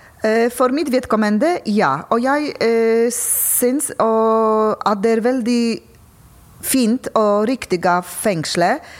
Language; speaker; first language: Norwegian; non-native, fluent; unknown